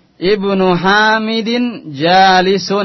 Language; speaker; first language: Arabic; non-native, fluent; Indonesian